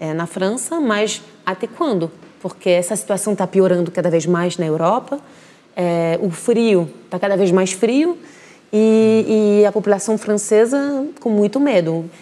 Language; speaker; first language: Portuguese; non-native, fluent; French